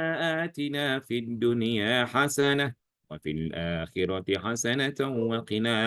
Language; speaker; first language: Arabic; non-native, fluent; Indonesian